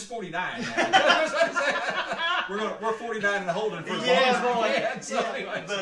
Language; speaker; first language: English; native; English